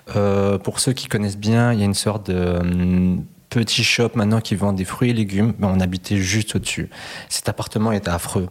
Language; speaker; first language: French; early bilingual, other home language; Spanish